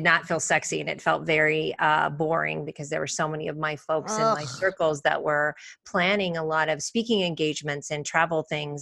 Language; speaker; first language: English; native; English